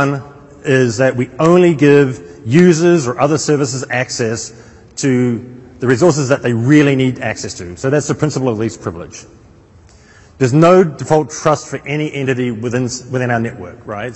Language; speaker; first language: English; native; English